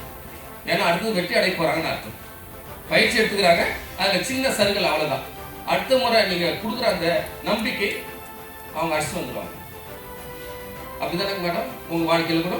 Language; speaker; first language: Tamil; native; Tamil